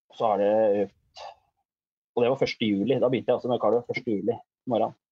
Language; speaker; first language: Norwegian; native; Norwegian